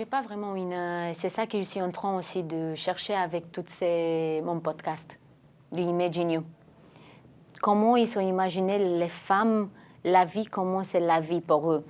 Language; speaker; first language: French; non-native, fluent; Romanian